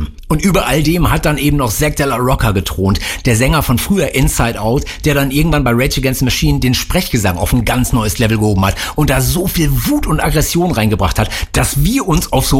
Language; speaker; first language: German; native; German